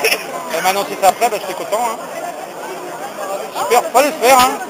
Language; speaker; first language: French; native; French